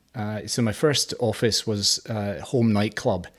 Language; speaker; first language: English; native; English